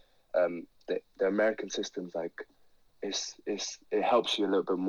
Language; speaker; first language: English; native; English